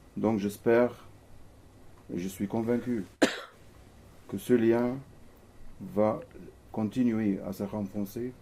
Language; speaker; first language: French; non-native, fluent; Arabic